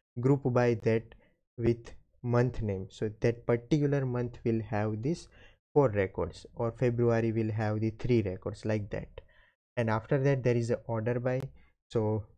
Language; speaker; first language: English; non-native, local second language; Gujarati